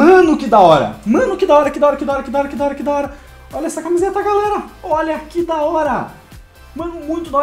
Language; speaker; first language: Portuguese; native; Portuguese